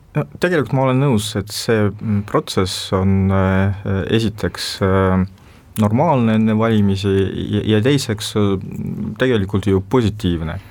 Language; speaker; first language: Estonian; non-native, local second language; Russian